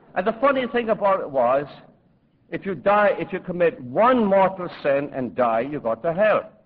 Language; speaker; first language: English; native; English